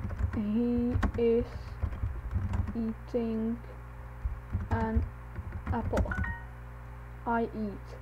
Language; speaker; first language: English; non-native, learner; Czech